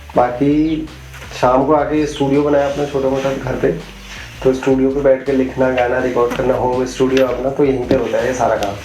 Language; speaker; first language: Hindi; native; Hindi